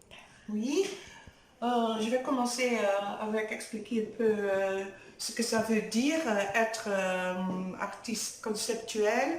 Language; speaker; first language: French; non-native, fluent; Dutch